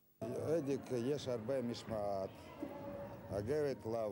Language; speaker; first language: Hebrew; non-native, learner; Russian